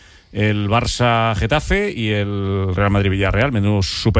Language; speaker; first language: Spanish; native; Spanish